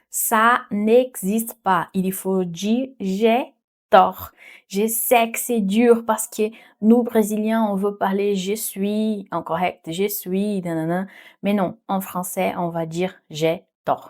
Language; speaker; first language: French; non-native, fluent; Portuguese